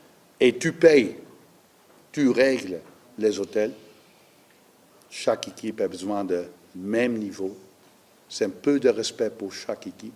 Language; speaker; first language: French; non-native, learner; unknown